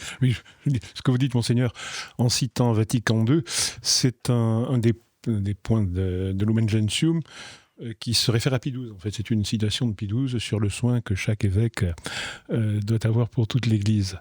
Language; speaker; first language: French; native; French